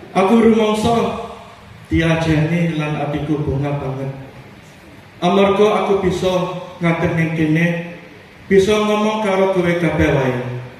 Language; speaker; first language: Javanese; early bilingual, heritage; Javanese